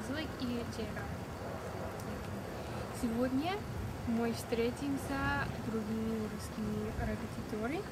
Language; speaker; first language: Russian; non-native, learner; English